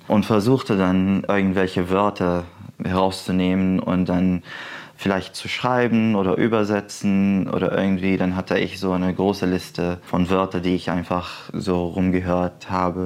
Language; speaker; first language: German; non-native, fluent; Arabic